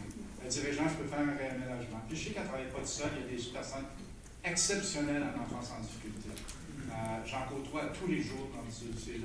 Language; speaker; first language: French; native; French